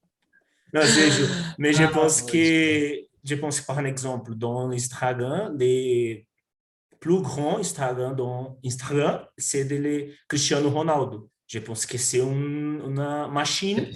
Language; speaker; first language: French; non-native, learner; Portuguese